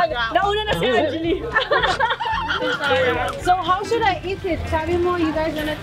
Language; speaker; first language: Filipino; early bilingual, heritage; Filipino